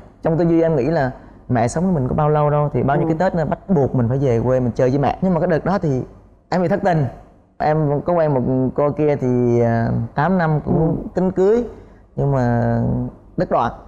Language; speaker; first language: Vietnamese; native; Vietnamese